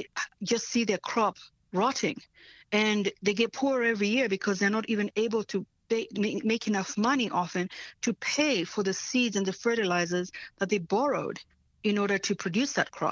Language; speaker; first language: English; non-native, local second language; Swahili